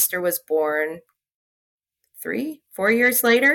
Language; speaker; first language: English; native; English